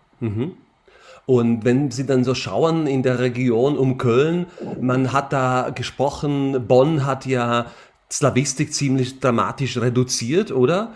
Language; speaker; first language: German; non-native, fluent; Slovak